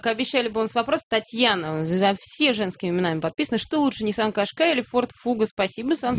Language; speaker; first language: Russian; native; Russian